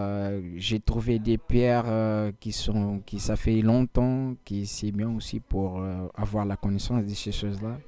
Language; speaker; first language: French; non-native, learner; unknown